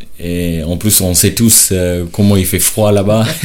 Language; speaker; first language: French; non-native, learner; Shona